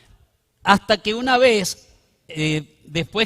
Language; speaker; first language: Spanish; native; Spanish